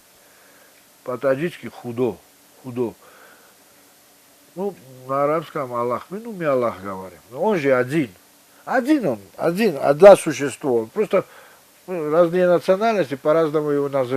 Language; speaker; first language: Russian; non-native, local second language; Georgian